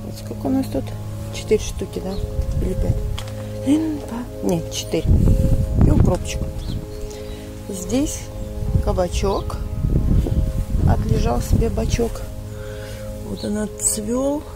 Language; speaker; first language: Russian; native; Russian